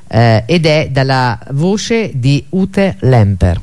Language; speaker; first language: Italian; native; Italian